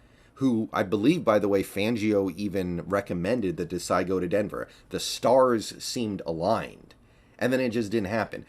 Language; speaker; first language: English; native; English